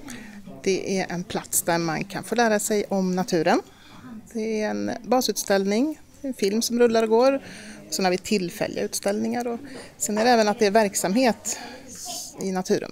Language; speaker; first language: Swedish; native; Swedish